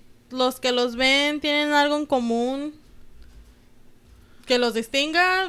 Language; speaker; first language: Spanish; early bilingual, heritage; Spanish